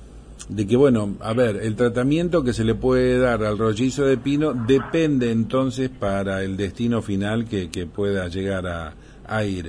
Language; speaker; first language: Spanish; native; Spanish